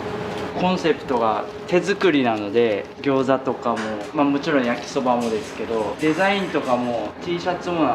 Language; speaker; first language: Japanese; native; Japanese